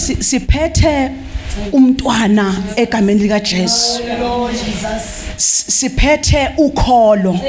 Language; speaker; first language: Zulu; native; Zulu